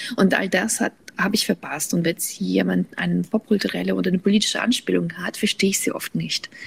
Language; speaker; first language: German; early bilingual, other home language; Russian